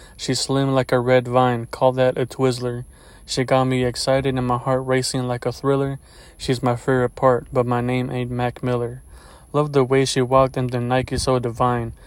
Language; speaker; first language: English; early bilingual, other home language; Spanish